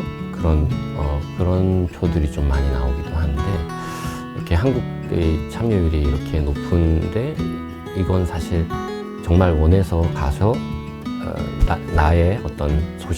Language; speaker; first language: Korean; native; Korean